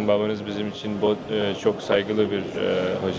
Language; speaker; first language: Turkish; non-native, fluent; Urdu